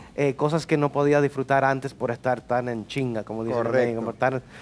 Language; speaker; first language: Spanish; early bilingual, heritage; Spanish